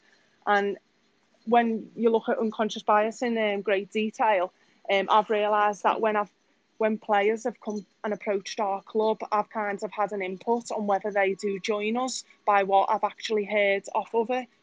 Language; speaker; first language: English; native; English